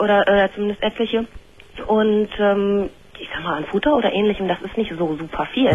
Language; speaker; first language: German; native; German